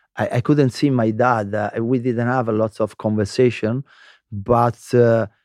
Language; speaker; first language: English; non-native, learner; Italian